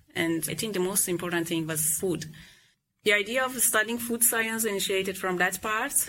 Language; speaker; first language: English; non-native, fluent; Persian